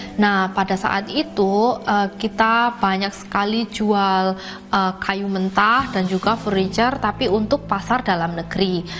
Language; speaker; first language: Indonesian; native; Indonesian